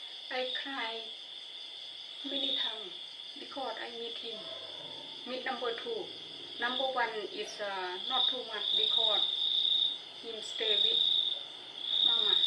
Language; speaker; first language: English; non-native, learner; Thai